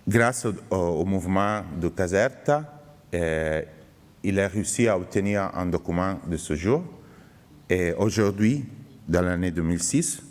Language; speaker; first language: French; non-native, fluent; Italian